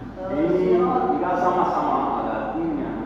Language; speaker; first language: Indonesian; non-native, learner; Arabic